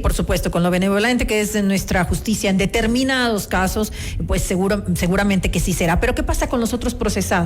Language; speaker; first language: Spanish; native; Spanish